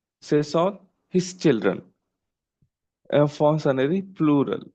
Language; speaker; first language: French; non-native, learner; Telugu